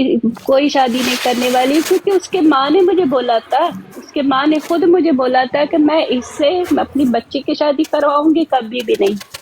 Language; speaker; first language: Hindi; native; Hindi